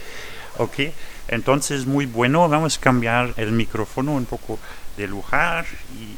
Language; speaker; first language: Spanish; non-native, learner; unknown